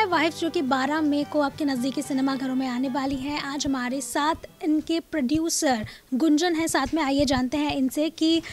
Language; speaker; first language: Hindi; native; Hindi